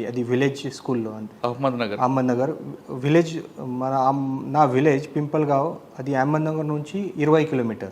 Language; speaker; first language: Telugu; non-native, fluent; Marathi